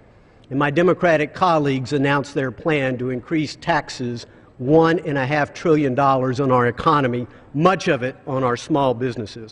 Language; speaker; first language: English; native; English